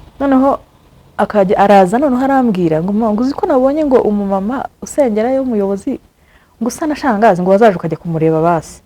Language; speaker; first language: Kinyarwanda; early bilingual, heritage; Kinyarwanda